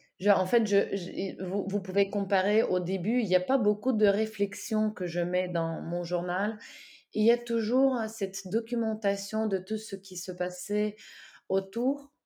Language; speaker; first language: French; non-native, fluent; Ukrainian